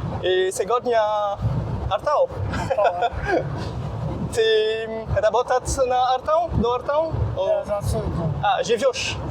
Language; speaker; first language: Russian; non-native, learner; French